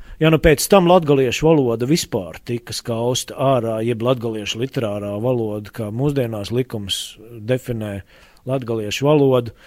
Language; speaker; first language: Latvian; native; Latvian